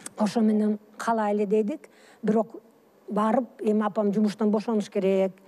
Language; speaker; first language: Kyrgyz; early bilingual, other home language; Russian